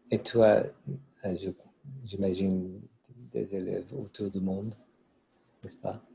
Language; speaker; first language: French; non-native, learner; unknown